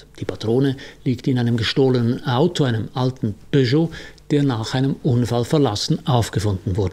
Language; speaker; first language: German; native; German